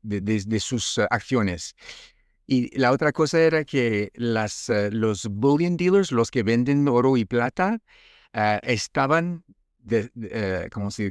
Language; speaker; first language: Spanish; non-native, fluent; French